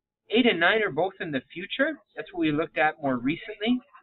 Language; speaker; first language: English; native; English